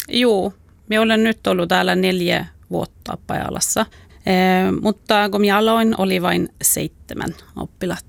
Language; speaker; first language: Finnish; non-native, local second language; Swedish